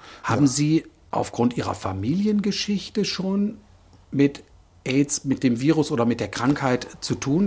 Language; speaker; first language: German; native; German